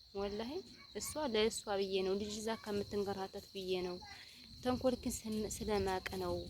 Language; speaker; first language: Amharic; native; Amharic